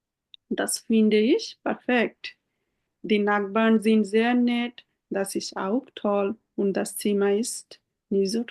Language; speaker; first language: German; non-native, fluent; Bangla